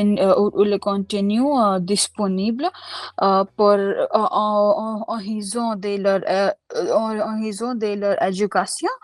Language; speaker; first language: French; non-native, learner; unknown